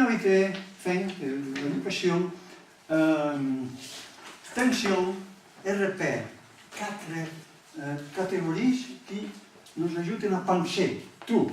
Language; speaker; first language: French; non-native, learner; Catalan